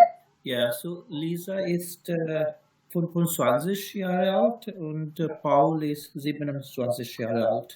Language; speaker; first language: German; non-native, learner; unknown